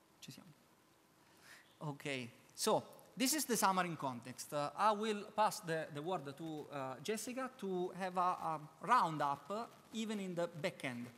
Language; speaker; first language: English; non-native, learner; Italian